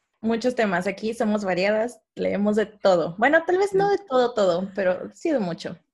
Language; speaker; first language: Spanish; native; Spanish